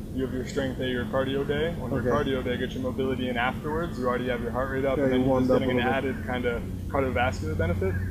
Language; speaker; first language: English; native; English